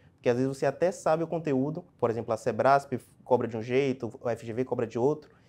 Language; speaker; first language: Portuguese; native; Portuguese